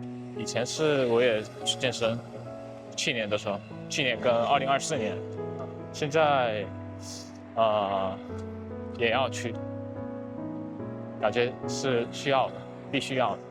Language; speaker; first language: Chinese; non-native, fluent; Korean